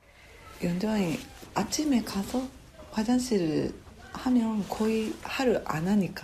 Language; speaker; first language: Korean; non-native, learner; Japanese